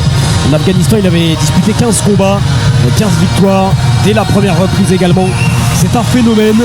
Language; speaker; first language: French; native; French